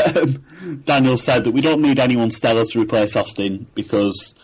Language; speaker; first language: English; native; English